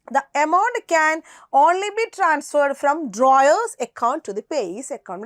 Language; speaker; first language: English; non-native, local second language; Malayalam